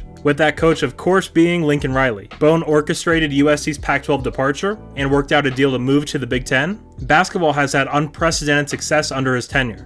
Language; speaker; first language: English; native; English